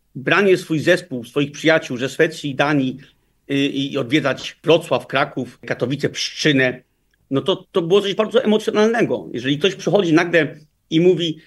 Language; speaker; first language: Polish; early bilingual, heritage; Danish